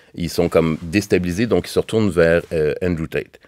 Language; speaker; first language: French; native; French